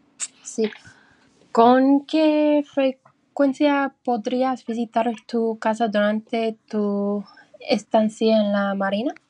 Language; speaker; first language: Spanish; early bilingual, heritage; English